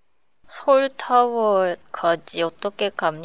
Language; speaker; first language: Korean; non-native, learner; Japanese